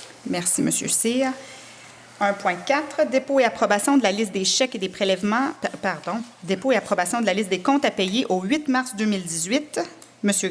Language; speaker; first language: French; native; French